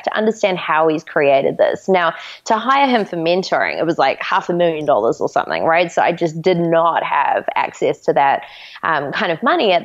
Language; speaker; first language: English; native; English